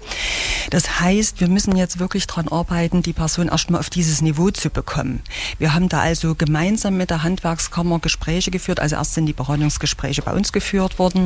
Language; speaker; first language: German; native; German